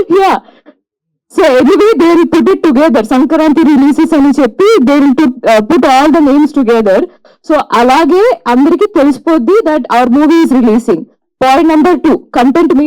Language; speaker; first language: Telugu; non-native, local second language; Malayalam